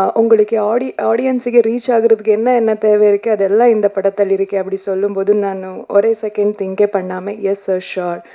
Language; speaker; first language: Tamil; non-native, learner; Kannada